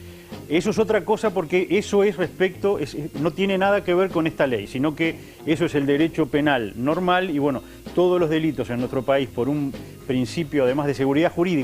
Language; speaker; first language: Spanish; native; Spanish